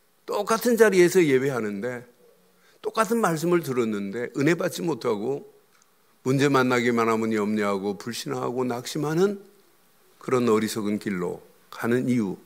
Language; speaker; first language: Korean; native; Korean